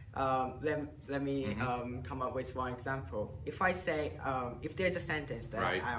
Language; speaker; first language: English; non-native, fluent; Japanese